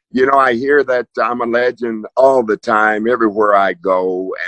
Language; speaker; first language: English; native; English